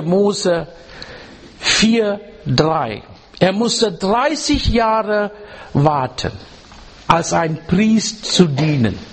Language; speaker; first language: German; non-native, learner; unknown